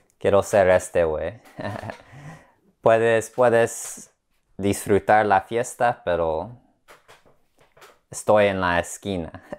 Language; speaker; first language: Spanish; non-native, learner; English